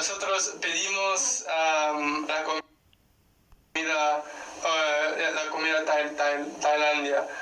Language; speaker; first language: Spanish; non-native, learner; English